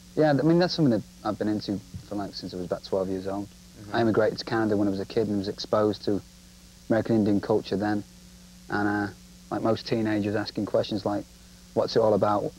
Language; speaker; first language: English; native; English